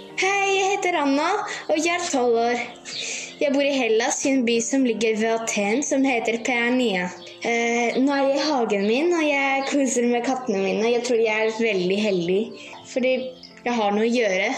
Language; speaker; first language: Norwegian; early bilingual, heritage; Greek